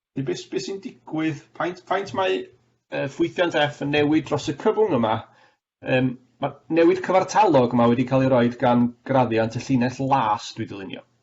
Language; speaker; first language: Welsh; native; Welsh